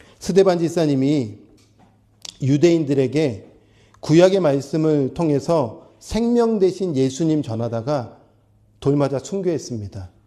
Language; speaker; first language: Korean; native; Korean